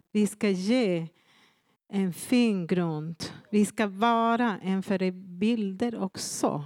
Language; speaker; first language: Swedish; non-native, fluent; Spanish